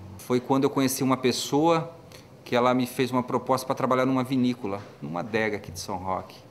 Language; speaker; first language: Portuguese; native; Portuguese